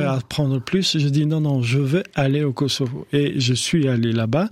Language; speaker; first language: French; non-native, fluent; Albanian